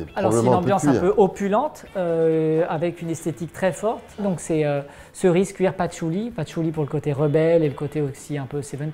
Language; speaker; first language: French; native; French